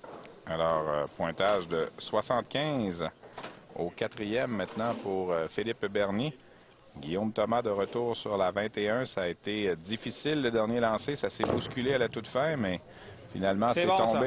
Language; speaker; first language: French; native; French